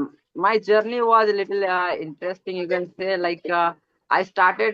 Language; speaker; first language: English; non-native, learner; Odia